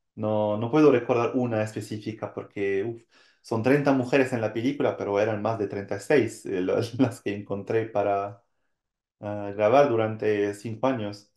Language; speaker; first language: Spanish; non-native, fluent; French